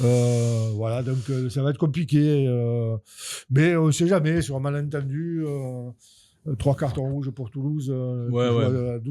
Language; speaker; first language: French; native; French